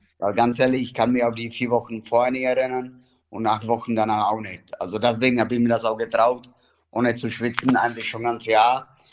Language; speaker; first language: German; non-native, fluent; Czech